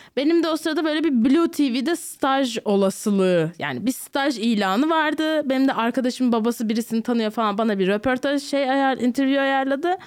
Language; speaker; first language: Turkish; early bilingual, heritage; Turkish